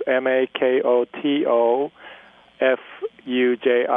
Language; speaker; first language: English; early bilingual, other home language; Japanese